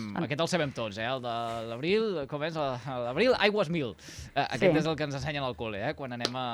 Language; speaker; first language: Catalan; native; Catalan